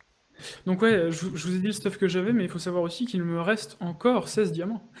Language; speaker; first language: French; native; French